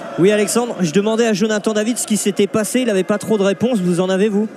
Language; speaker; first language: French; native; French